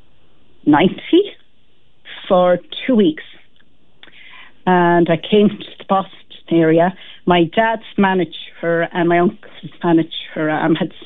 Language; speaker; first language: English; native; English